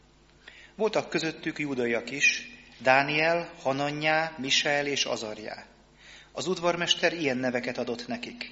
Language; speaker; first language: Hungarian; native; Hungarian